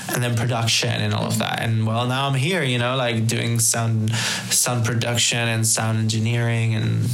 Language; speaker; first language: English; early bilingual, other home language; Spanish